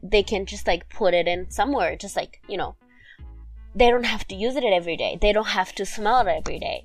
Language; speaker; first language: English; non-native, fluent; Japanese